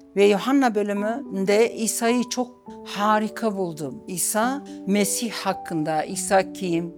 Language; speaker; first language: Turkish; non-native, local second language; Arabic